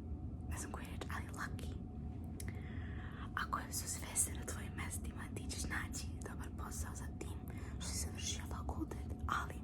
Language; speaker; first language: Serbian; early bilingual, heritage; Serbian